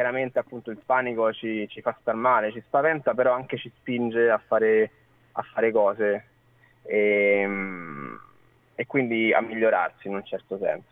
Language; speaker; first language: Italian; native; Italian